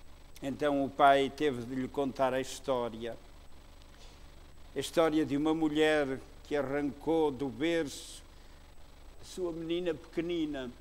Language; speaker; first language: Portuguese; native; Portuguese